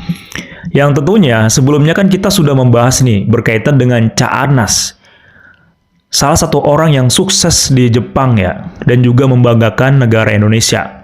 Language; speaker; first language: Indonesian; native; Indonesian